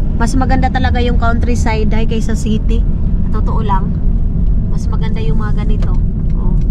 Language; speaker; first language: Filipino; non-native, local second language; Cebuano